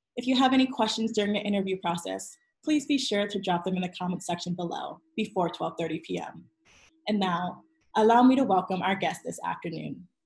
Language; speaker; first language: English; native; English